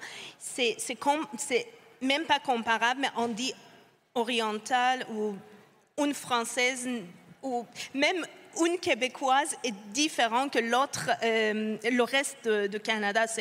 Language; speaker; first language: French; non-native, fluent; Persian